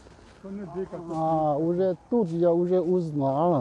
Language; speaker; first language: Russian; non-native, learner; Vietnamese